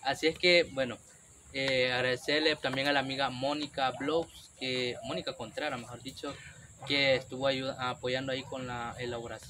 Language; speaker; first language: Spanish; native; Spanish